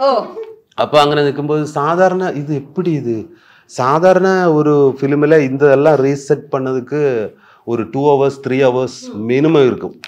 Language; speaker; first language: Tamil; non-native, learner; Malayalam